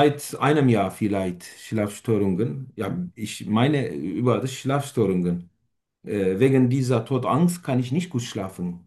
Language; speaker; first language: German; non-native, fluent; Turkish